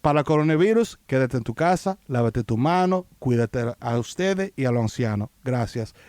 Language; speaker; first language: Spanish; early bilingual, heritage; Spanish